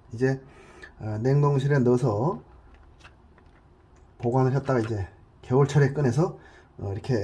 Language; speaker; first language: Korean; native; Korean